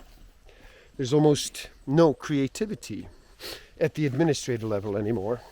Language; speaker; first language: English; native; English